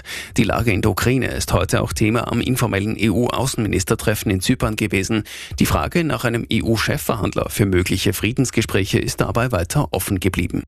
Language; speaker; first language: German; native; German